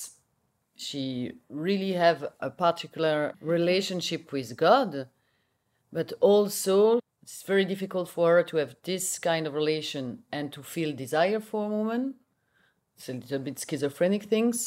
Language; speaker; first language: English; non-native, learner; French